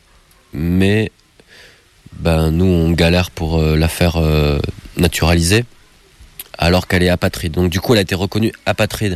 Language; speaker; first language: French; native; French